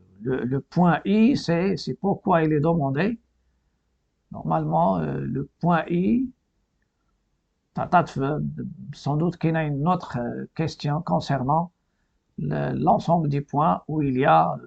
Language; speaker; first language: French; non-native, local second language; Arabic